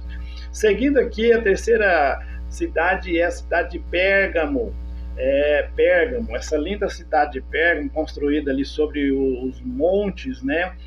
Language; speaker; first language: Portuguese; native; Portuguese